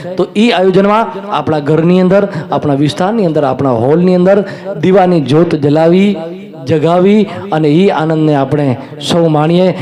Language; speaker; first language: Gujarati; non-native, local second language; Kachhi